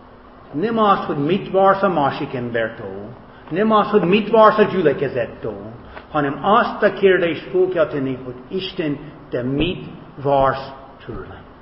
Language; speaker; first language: Hungarian; non-native, fluent; English